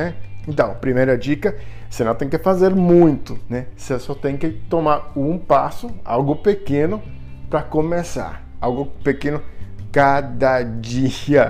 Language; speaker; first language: Portuguese; non-native, fluent; English